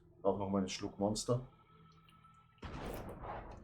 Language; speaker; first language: German; native; German